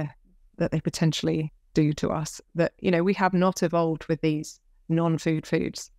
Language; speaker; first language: English; native; English